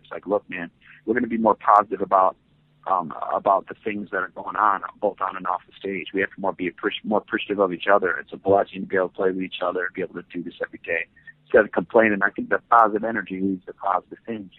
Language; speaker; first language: English; native; English